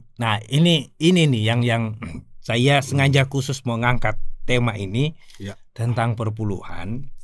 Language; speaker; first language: Indonesian; native; Indonesian